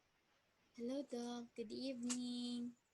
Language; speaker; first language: English; non-native, fluent; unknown